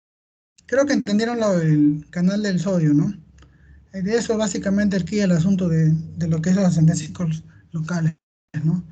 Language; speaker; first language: Spanish; native; Spanish